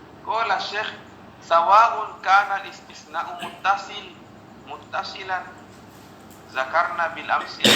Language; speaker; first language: Arabic; non-native, fluent; Indonesian